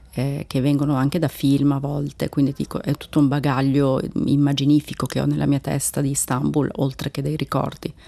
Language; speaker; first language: Italian; early bilingual, other home language; Turkish